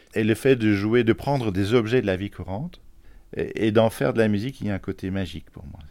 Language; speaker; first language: French; native; French